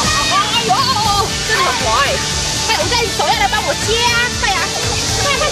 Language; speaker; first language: Chinese; native; Chinese